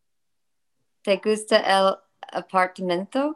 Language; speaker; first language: Spanish; non-native, learner; English